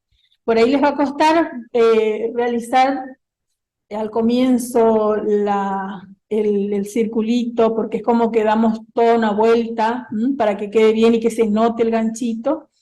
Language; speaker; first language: Spanish; native; Spanish